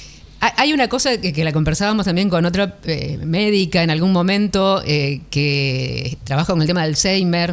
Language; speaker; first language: Spanish; native; Spanish